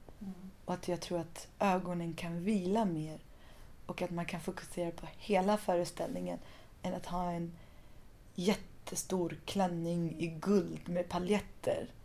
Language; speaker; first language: Swedish; early bilingual, other home language; Persian